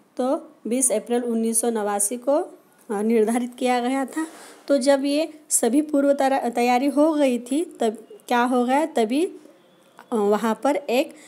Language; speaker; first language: Hindi; non-native, local second language; Marathi